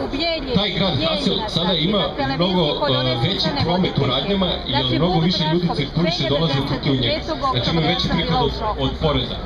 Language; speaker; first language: Serbian; native; Serbian